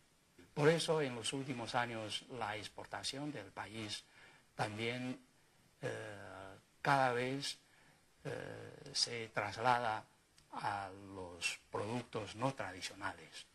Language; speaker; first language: Spanish; non-native, fluent; Chinese